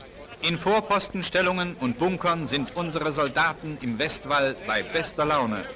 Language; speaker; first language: German; native; German